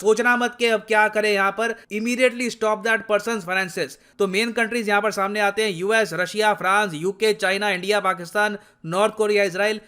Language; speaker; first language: Hindi; native; Hindi